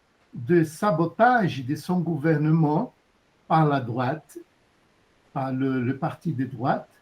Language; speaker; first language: French; non-native, fluent; Portuguese